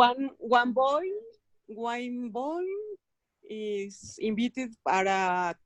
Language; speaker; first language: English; non-native, learner; Spanish